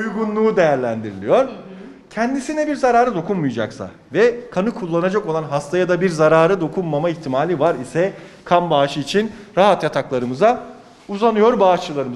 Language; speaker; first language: Turkish; native; Turkish